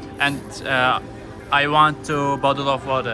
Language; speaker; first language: English; non-native, learner; Turkish